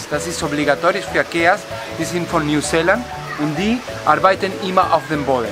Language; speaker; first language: German; non-native, learner; Spanish